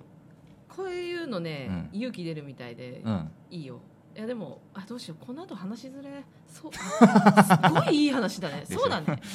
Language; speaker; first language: Japanese; native; Japanese